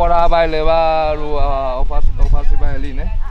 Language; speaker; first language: Portuguese; non-native, learner; Vietnamese